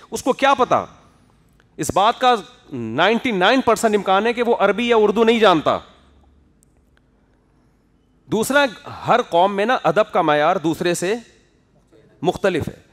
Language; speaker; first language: Urdu; native; Urdu